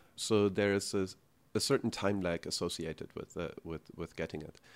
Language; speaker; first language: English; non-native, fluent; German